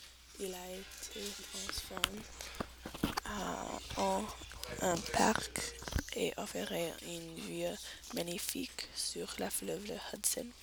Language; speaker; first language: French; non-native, learner; English